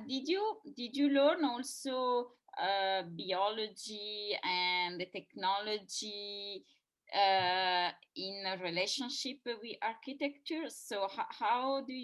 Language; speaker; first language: English; non-native, fluent; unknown